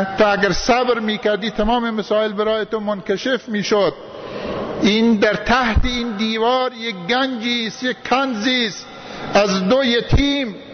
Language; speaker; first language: Persian; native; Persian